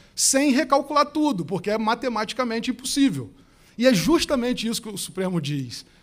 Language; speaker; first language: Portuguese; native; Portuguese